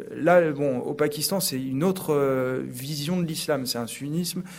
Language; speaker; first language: French; native; French